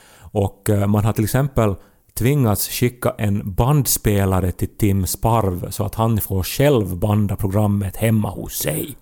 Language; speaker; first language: Swedish; native; Swedish